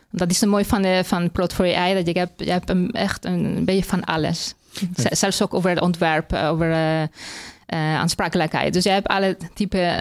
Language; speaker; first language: Dutch; non-native, fluent; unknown